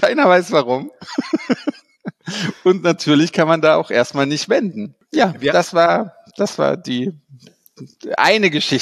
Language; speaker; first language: German; native; German